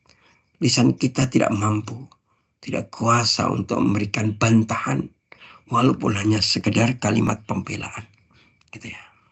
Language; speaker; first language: Indonesian; native; Indonesian